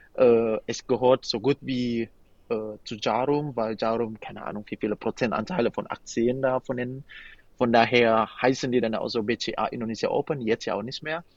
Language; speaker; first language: German; non-native, fluent; Indonesian